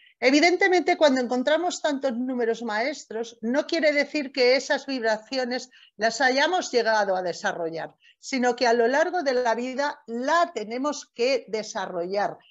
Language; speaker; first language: Spanish; native; Spanish